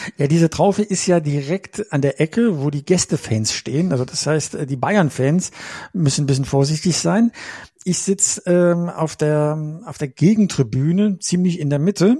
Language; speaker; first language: German; native; German